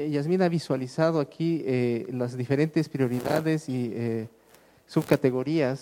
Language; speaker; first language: Spanish; native; Spanish